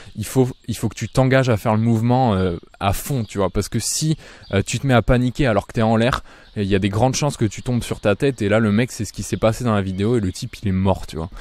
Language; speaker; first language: French; native; French